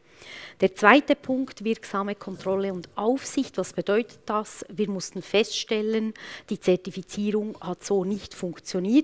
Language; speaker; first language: German; native; German